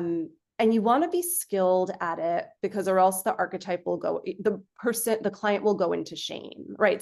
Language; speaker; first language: English; native; English